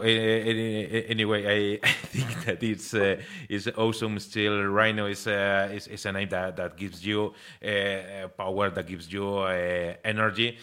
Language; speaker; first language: English; non-native, learner; Spanish